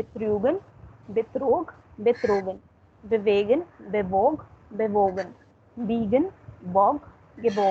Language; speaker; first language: German; non-native, fluent; Hindi